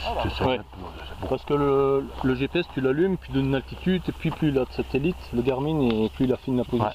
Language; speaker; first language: French; native; French